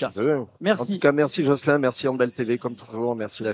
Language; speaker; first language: French; native; French